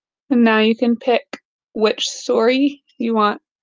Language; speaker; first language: English; native; English